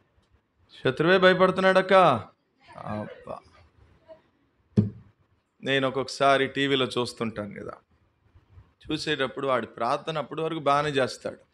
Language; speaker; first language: Telugu; native; Telugu